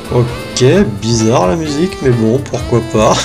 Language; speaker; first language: French; native; French